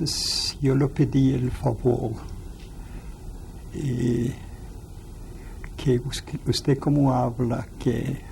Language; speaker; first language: Spanish; non-native, fluent; Yiddish